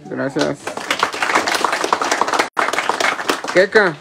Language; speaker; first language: Spanish; native; Spanish